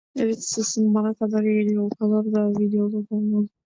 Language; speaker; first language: Turkish; native; Turkish